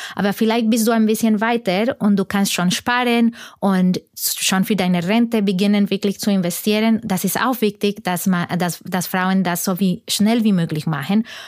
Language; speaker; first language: German; non-native, fluent; Spanish